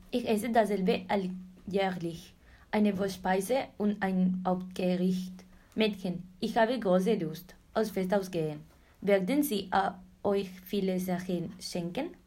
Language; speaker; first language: German; non-native, learner; Spanish